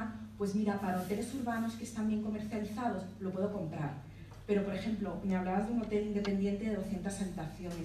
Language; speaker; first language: Spanish; native; Spanish